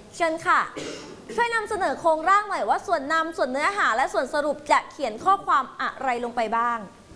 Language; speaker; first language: Thai; native; Thai